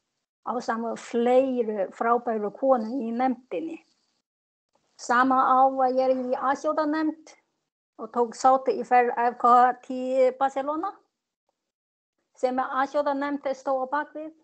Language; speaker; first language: Icelandic; non-native, learner; Chinese